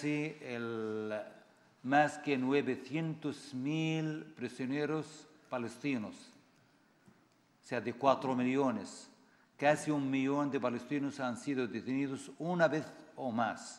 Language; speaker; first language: Spanish; non-native, fluent; Arabic